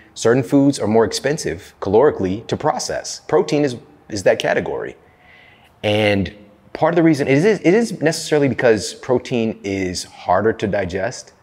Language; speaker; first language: English; native; English